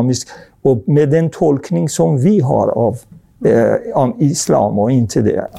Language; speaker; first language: Swedish; non-native, fluent; Persian